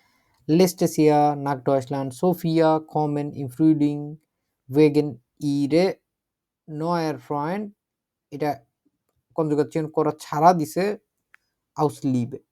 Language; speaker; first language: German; non-native, learner; Bangla